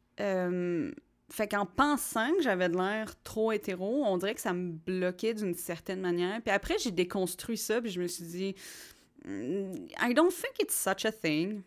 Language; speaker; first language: French; native; French